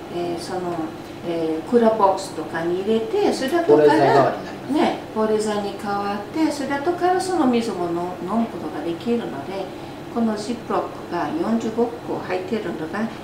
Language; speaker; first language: Japanese; non-native, fluent; Portuguese